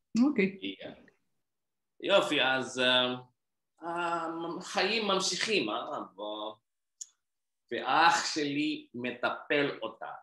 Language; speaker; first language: Hebrew; non-native, learner; Indonesian